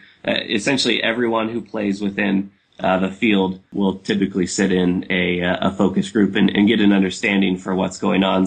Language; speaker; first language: English; native; English